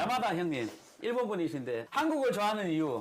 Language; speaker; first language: Korean; native; Korean